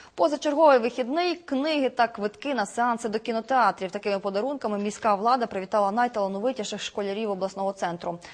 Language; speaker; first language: Ukrainian; native; Ukrainian